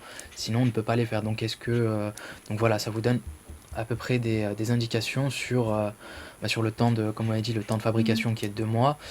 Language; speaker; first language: French; native; French